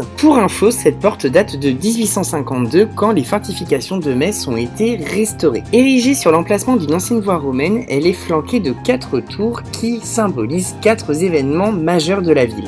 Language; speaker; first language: French; native; French